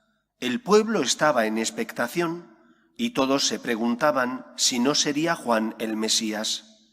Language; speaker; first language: Spanish; native; Spanish